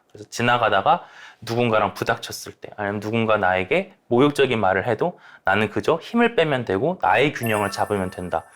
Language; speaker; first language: Korean; native; Korean